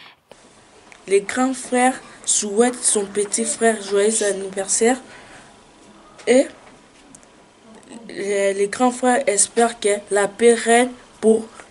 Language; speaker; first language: French; non-native, learner; Serbian